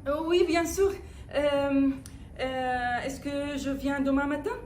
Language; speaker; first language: French; non-native, fluent; Arabic